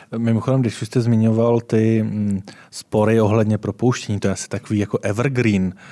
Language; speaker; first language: Czech; native; Czech